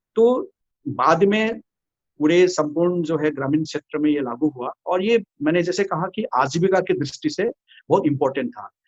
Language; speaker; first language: Hindi; non-native, local second language; Assamese